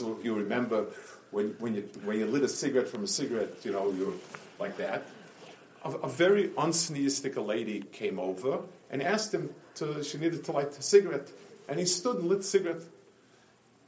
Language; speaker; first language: English; native; English